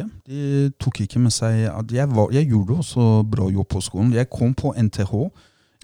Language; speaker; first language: Norwegian; early bilingual, other home language; Persian